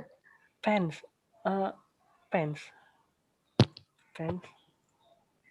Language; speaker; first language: English; non-native, learner; Indonesian